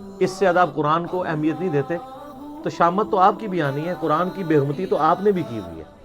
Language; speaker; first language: Urdu; native; Urdu